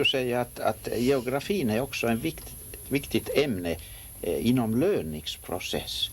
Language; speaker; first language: Swedish; non-native, local second language; Finnish